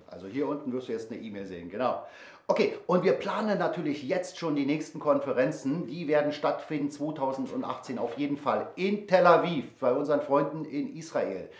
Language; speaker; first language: German; native; German